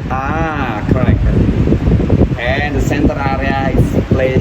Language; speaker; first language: English; non-native, learner; Indonesian